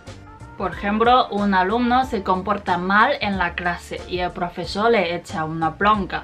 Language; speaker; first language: Spanish; non-native, fluent; Chinese